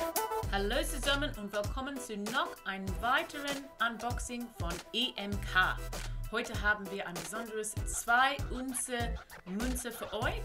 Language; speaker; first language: German; non-native, learner; English